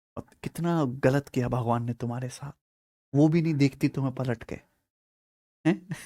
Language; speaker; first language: Hindi; native; Hindi